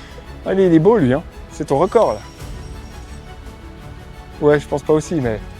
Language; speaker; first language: French; native; French